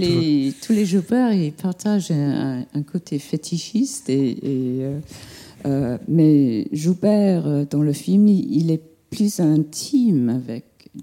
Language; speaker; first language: French; non-native, fluent; English